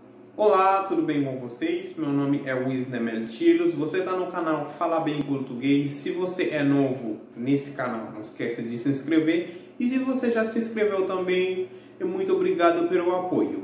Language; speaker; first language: Portuguese; non-native, fluent; Haitian Creole